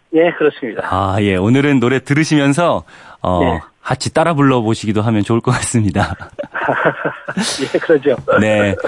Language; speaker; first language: Korean; native; Korean